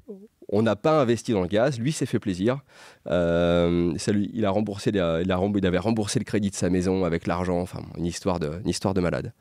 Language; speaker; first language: French; native; French